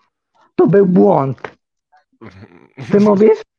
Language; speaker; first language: Polish; early bilingual, heritage; Polish